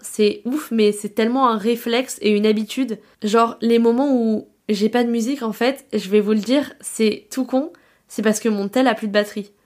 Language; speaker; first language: French; native; French